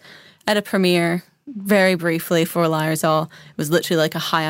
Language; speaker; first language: English; native; English